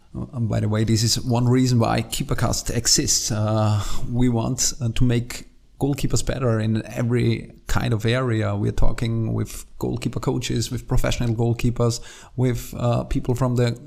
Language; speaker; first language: English; non-native, fluent; German